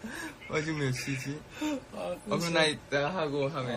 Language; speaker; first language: Korean; non-native, fluent; Thai